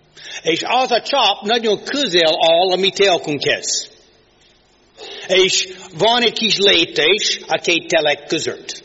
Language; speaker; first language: Hungarian; non-native, fluent; English